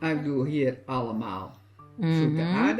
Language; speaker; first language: Dutch; native; Dutch